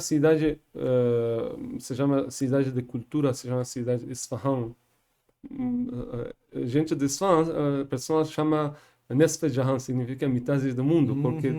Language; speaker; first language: Portuguese; non-native, learner; Persian